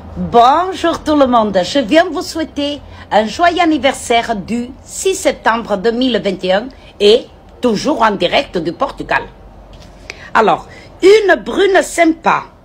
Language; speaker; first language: French; non-native, fluent; Portuguese